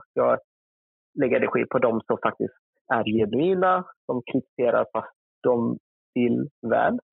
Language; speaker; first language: Swedish; early bilingual, other home language; Vietnamese